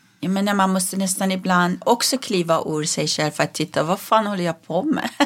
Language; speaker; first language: Swedish; non-native, fluent; Persian